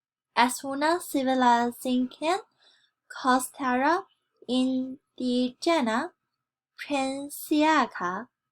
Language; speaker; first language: Spanish; non-native, learner; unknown